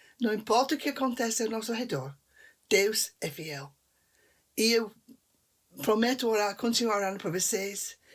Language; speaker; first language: Portuguese; non-native, fluent; English